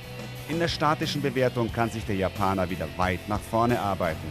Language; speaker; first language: German; native; German